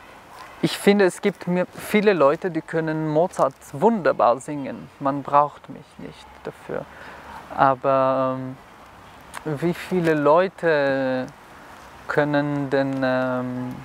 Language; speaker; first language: German; non-native, fluent; Hebrew